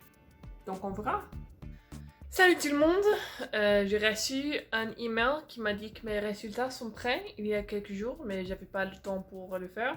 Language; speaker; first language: French; non-native, fluent; English